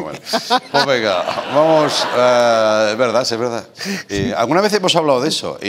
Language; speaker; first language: Spanish; non-native, local second language; Catalan